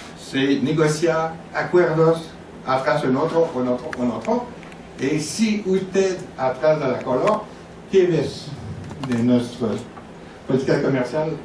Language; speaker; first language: Spanish; non-native, learner; French